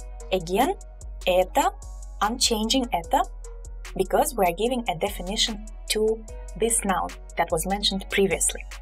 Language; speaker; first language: English; non-native, fluent; Russian